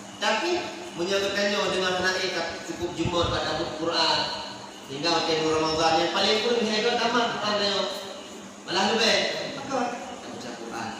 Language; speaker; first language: Malay; non-native, local second language; Achinese